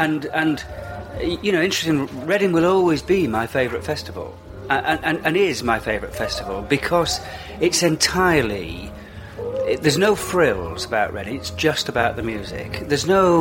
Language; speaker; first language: English; native; English